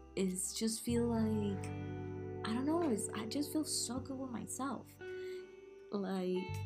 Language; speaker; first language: English; non-native, learner; Spanish